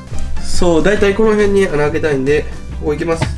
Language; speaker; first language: Japanese; native; Japanese